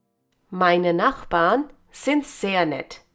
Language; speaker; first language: German; non-native, fluent; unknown